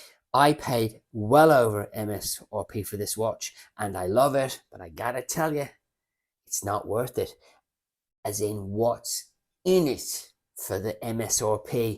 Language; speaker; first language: English; native; English